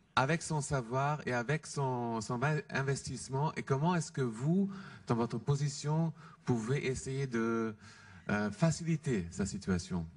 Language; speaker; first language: French; non-native, fluent; German